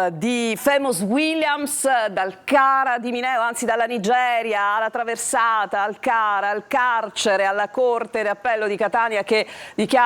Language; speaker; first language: Italian; native; Italian